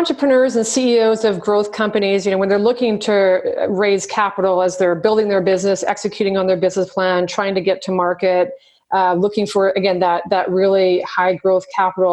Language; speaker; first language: English; native; English